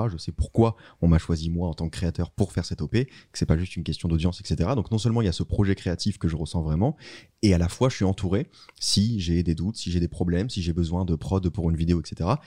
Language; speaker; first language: French; native; French